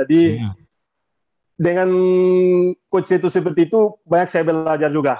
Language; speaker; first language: Indonesian; non-native, fluent; Portuguese